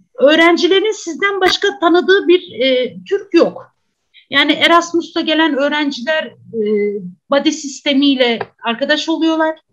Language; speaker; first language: Turkish; native; Turkish